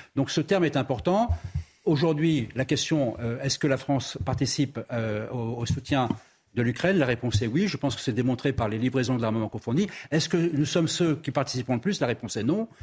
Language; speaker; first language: French; native; French